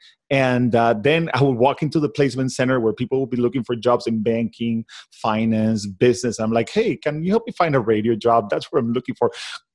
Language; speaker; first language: English; non-native, fluent; Spanish